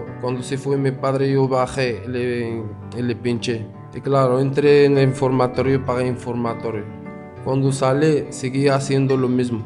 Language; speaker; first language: Spanish; non-native, fluent; Arabic